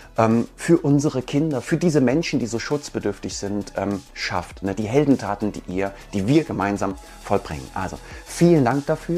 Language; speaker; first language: German; native; German